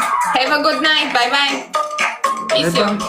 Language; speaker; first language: English; non-native, learner; Romanian